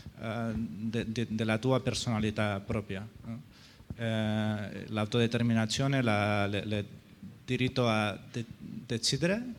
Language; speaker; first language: Italian; non-native, learner; Catalan